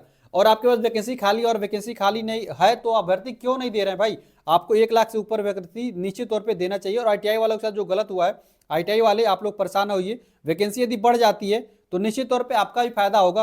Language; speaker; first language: Hindi; native; Hindi